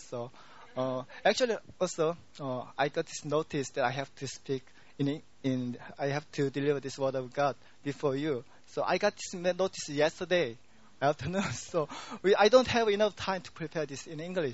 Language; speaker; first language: English; non-native, learner; Korean